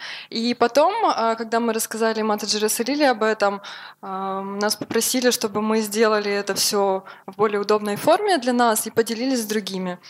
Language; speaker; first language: Russian; native; Russian